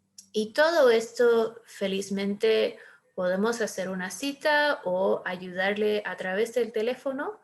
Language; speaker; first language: Spanish; early bilingual, heritage; Spanish